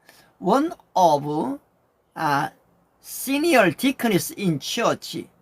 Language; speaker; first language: English; non-native, learner; Korean